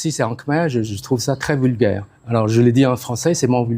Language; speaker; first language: French; non-native, fluent; Khmer